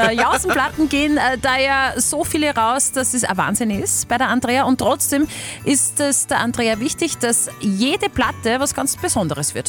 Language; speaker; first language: German; native; German